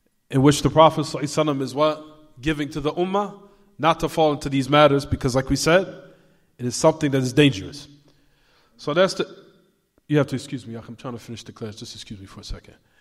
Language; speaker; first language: English; native; English